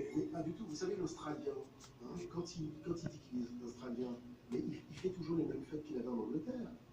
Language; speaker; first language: French; native; French